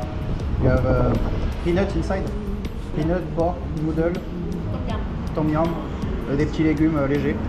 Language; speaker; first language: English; non-native, learner; French